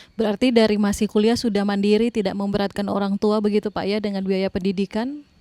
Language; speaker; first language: Indonesian; native; Indonesian